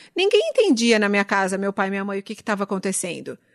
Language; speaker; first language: Portuguese; native; Portuguese